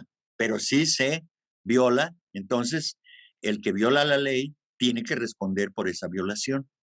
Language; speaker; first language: Spanish; native; Spanish